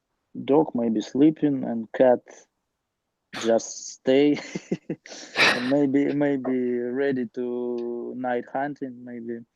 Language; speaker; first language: English; non-native, learner; Russian